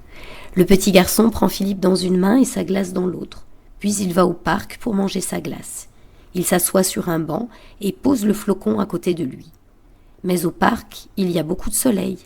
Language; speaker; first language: French; native; French